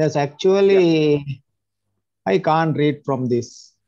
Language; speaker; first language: English; non-native, learner; Sinhala